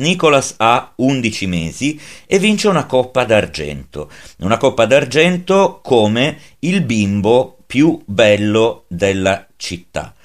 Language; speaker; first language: Italian; native; Italian